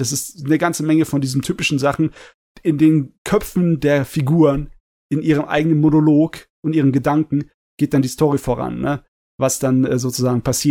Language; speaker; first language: German; native; German